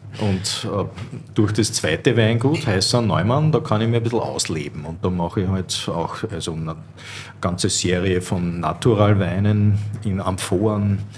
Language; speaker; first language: German; native; German